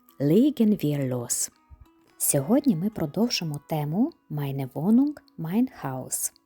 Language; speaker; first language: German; non-native, fluent; Ukrainian